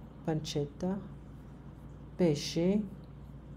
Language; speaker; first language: Italian; non-native, learner; French